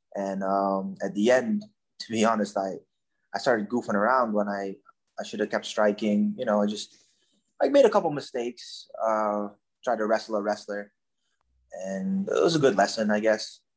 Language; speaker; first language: English; non-native, fluent; Dutch